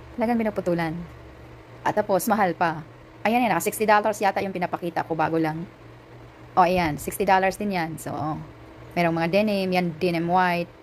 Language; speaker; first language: Filipino; non-native, local second language; Cebuano